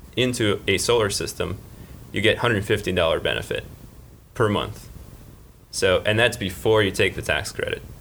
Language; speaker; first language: English; early bilingual, other home language; Russian